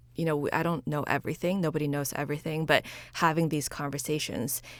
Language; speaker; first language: English; early bilingual, other home language; Chinese